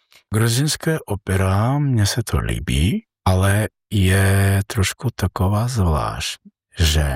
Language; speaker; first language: Czech; non-native, learner; Georgian